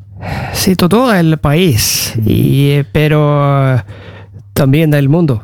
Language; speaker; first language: Spanish; non-native, learner; Norwegian